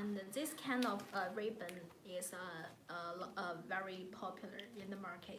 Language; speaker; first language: English; non-native, learner; Chinese